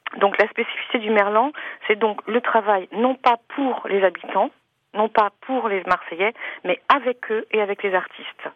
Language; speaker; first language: French; native; French